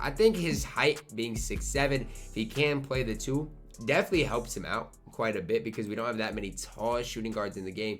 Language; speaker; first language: English; native; English